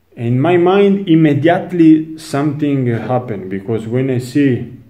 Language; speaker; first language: English; non-native, learner; Italian